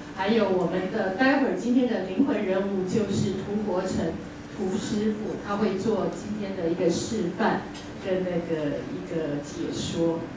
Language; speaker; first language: Chinese; native; Chinese